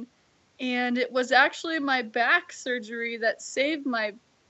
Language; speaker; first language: English; native; English